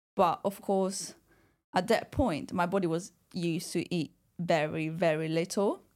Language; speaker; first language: English; non-native, fluent; Italian